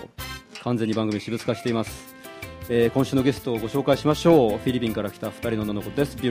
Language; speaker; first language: Japanese; native; Japanese